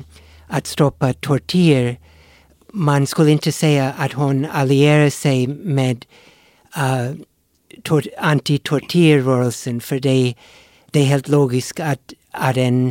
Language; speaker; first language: Swedish; non-native, fluent; English